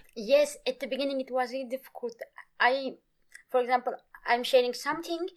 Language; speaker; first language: English; non-native, fluent; Kurdish